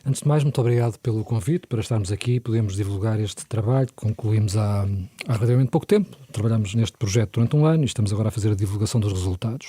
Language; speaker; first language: Portuguese; native; Portuguese